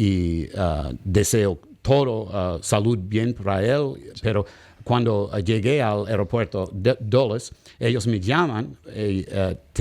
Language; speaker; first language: Spanish; non-native, learner; English